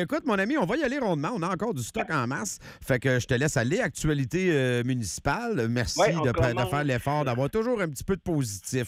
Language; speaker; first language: French; native; French